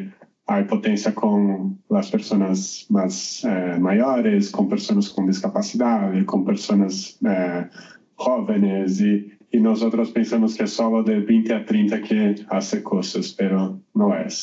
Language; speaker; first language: Spanish; non-native, learner; Portuguese